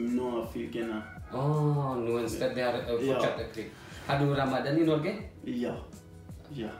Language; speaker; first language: Norwegian; non-native, learner; Indonesian